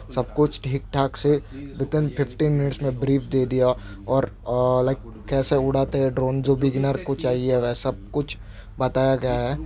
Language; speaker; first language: Hindi; non-native, local second language; Marathi